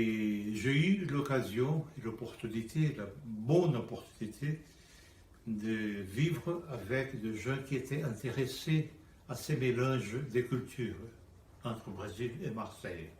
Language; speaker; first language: French; non-native, fluent; Portuguese